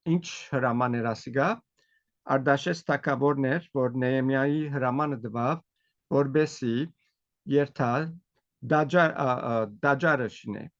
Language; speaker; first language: Armenian; native; Armenian